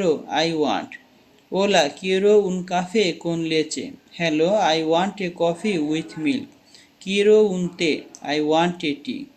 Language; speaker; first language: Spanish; non-native, learner; Bangla